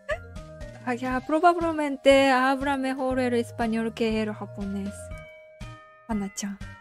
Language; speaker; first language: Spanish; non-native, learner; Japanese